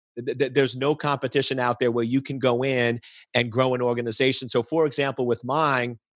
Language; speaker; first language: English; native; English